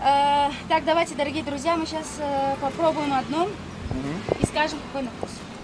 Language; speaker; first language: Russian; non-native, local second language; Tajik